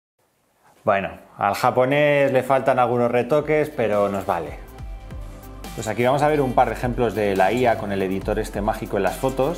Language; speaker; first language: Spanish; native; Spanish